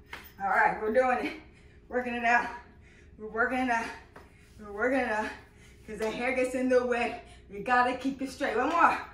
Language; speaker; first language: English; native; English